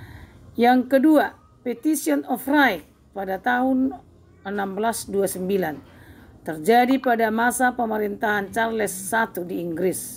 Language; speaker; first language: Indonesian; native; Indonesian